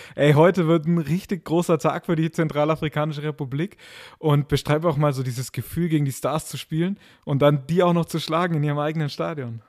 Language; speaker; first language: German; native; German